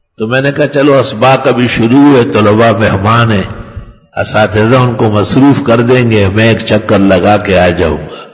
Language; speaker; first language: Urdu; non-native, local second language; Pashto